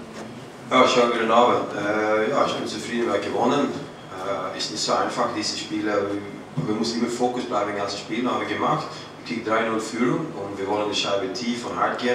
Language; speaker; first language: German; non-native, learner; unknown